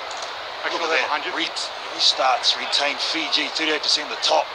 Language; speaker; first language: English; native; English